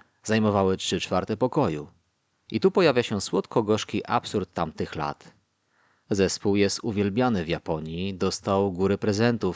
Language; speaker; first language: Polish; native; Polish